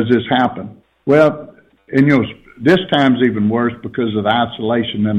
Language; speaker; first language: English; native; English